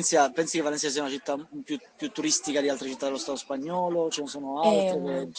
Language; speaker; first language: Italian; native; Italian